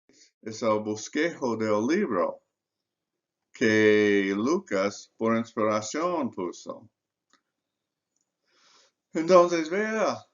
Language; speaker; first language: Spanish; non-native, fluent; English